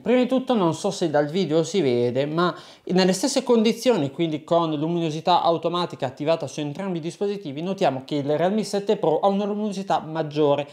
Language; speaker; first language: Italian; native; Italian